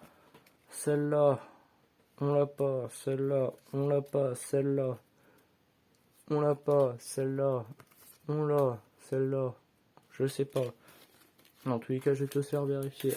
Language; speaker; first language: French; native; French